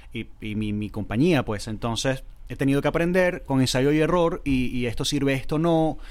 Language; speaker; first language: Spanish; native; Spanish